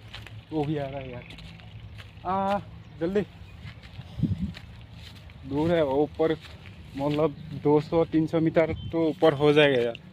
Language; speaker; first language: Hindi; non-native, local second language; Assamese